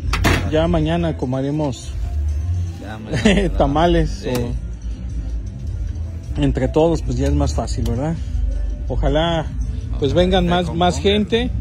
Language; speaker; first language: Spanish; native; Spanish